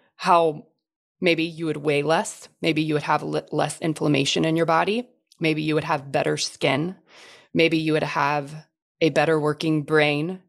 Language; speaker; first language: English; native; English